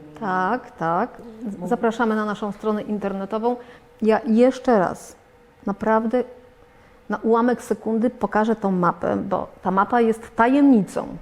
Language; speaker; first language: Polish; native; Polish